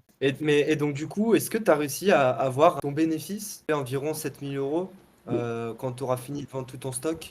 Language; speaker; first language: French; native; French